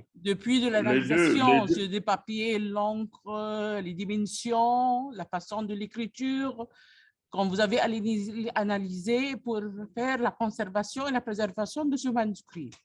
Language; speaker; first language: French; non-native, learner; Arabic